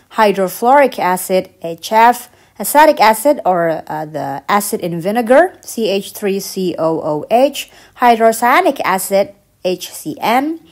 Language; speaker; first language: English; non-native, fluent; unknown